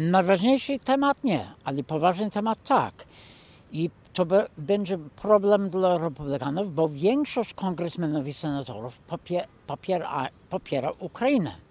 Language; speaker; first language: Polish; non-native, fluent; English